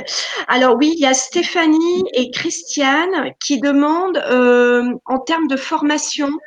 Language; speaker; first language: French; native; French